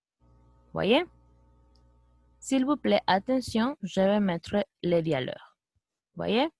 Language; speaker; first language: French; non-native, fluent; Spanish